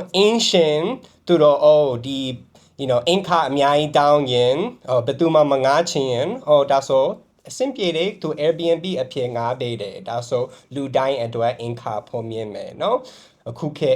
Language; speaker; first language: Burmese; non-native, fluent; English